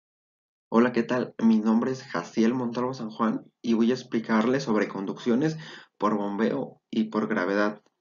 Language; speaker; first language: Spanish; native; Spanish